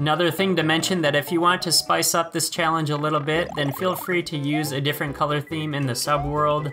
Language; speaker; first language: English; native; English